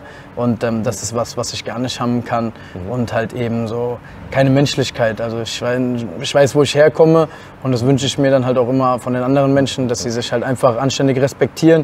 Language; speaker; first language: German; native; German